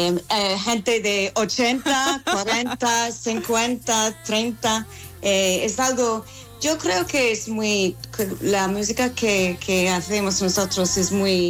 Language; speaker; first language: Spanish; non-native, learner; English